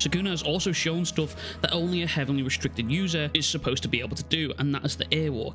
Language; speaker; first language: English; native; English